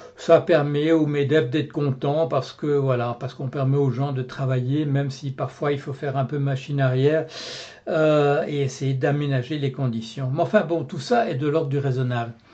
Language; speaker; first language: French; native; French